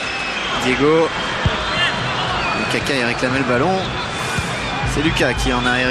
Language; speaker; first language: French; native; French